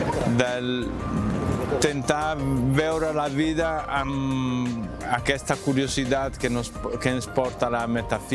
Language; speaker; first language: Catalan; non-native, local second language; Spanish